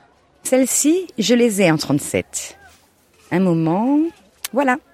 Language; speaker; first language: French; native; French